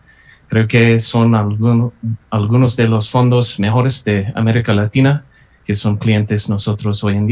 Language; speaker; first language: Spanish; non-native, fluent; English